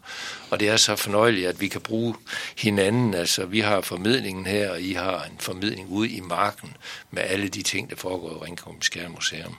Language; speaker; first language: Danish; native; Danish